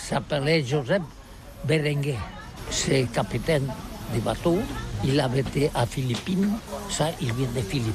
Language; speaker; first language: French; non-native, learner; Catalan